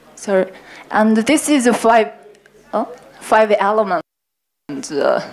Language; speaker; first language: English; non-native, learner; Chinese